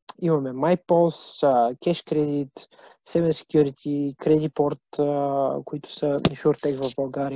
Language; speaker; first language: Bulgarian; native; Bulgarian